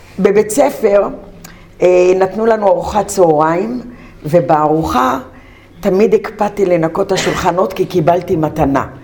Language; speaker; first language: Hebrew; early bilingual, other home language; Arabic